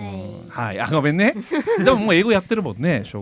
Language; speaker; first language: Japanese; native; Japanese